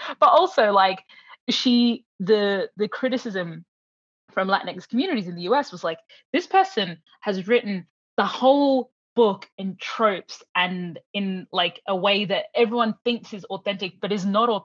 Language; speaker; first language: English; native; English